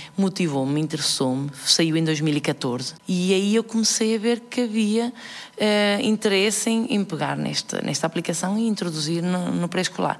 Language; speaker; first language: Portuguese; early bilingual, heritage; Portuguese